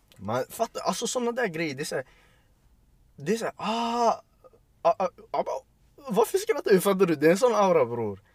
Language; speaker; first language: Swedish; early bilingual, other home language; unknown